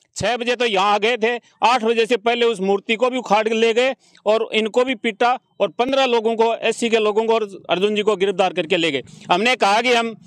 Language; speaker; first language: Hindi; native; Hindi